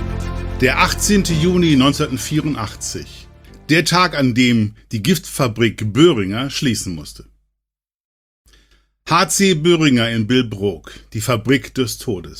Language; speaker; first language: German; native; German